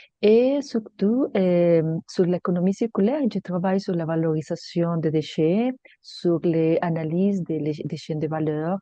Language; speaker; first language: French; non-native, fluent; Spanish